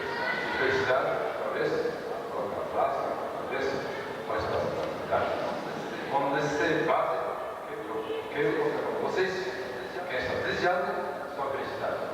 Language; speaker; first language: Portuguese; non-native, learner; Japanese